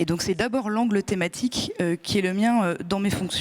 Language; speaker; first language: French; native; French